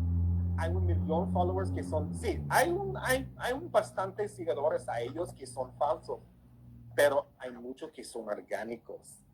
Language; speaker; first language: Spanish; early bilingual, heritage; English